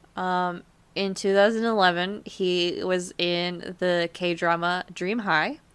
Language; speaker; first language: English; native; English